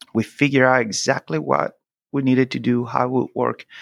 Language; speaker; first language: English; non-native, fluent; Spanish